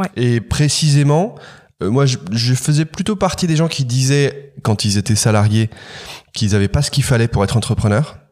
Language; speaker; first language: French; native; French